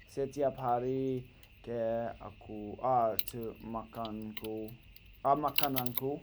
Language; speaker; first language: Indonesian; non-native, learner; English